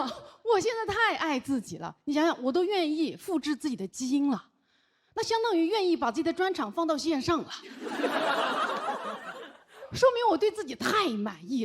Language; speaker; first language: Chinese; native; Chinese